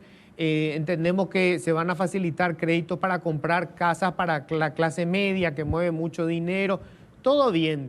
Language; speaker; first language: Spanish; native; Spanish